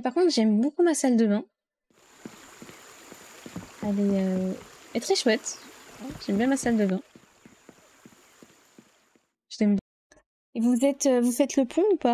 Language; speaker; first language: French; native; French